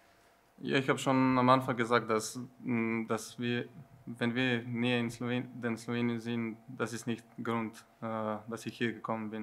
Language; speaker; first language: German; non-native, learner; Slovenian